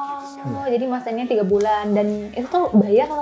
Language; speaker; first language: Indonesian; native; Indonesian